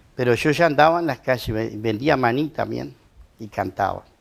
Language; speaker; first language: Spanish; native; Spanish